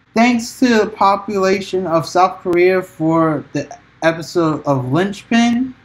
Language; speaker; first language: English; native; English